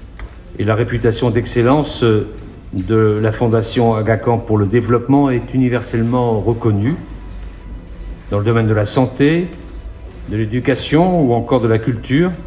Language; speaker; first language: French; native; French